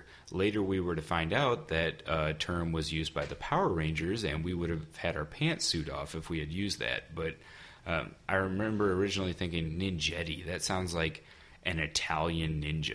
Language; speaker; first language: English; native; English